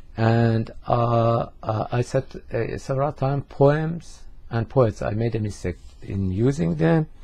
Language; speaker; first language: English; non-native, fluent; Persian